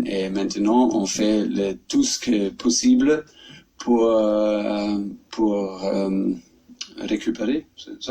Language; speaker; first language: French; non-native, learner; German